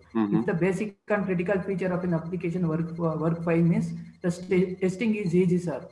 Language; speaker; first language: English; non-native, local second language; Kannada